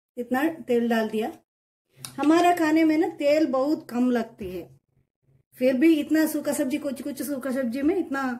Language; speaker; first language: Hindi; non-native, local second language; Kannada